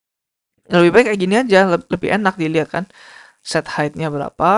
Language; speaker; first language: Indonesian; native; Indonesian